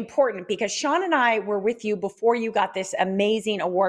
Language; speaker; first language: English; native; English